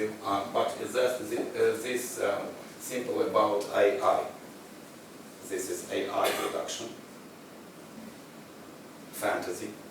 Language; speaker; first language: English; non-native, learner; Ukrainian